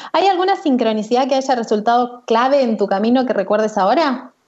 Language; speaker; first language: Spanish; native; Spanish